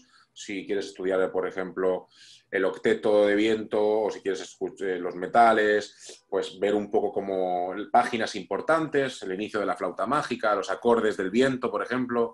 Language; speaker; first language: Spanish; native; Spanish